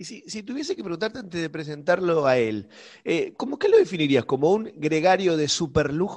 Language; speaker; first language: Spanish; native; Spanish